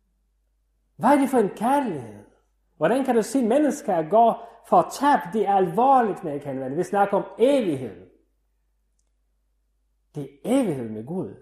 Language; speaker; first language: Danish; non-native, fluent; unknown